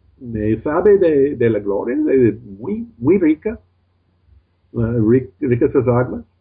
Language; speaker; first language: Spanish; non-native, fluent; English